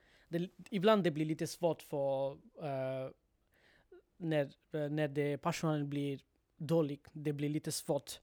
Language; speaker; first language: Swedish; non-native, learner; Bangla